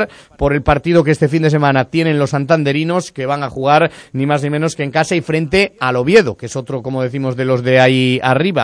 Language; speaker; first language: Spanish; native; Spanish